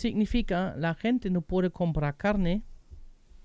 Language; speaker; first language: Spanish; non-native, learner; German